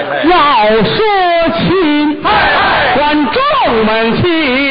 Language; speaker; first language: Chinese; native; Chinese